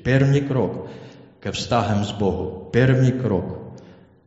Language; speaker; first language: Czech; non-native, learner; Ukrainian